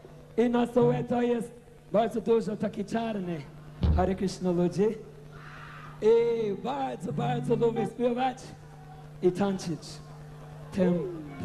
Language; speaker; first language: Polish; non-native, learner; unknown